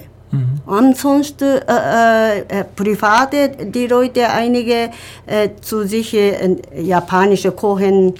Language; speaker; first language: German; non-native, learner; Japanese